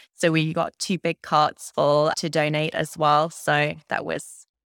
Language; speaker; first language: English; native; English